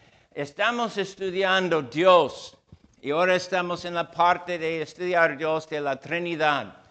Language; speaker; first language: Spanish; non-native, fluent; English